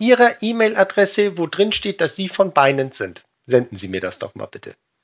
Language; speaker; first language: German; native; German